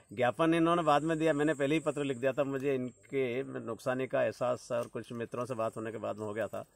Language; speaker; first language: Hindi; native; Hindi